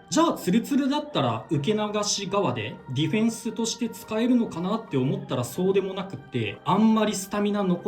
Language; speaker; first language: Japanese; native; Japanese